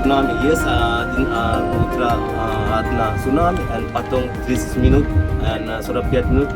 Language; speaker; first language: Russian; non-native, learner; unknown